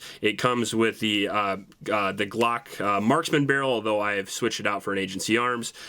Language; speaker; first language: English; native; English